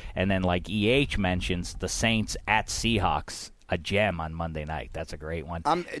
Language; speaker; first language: English; native; English